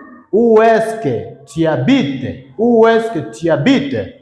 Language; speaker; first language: French; non-native, fluent; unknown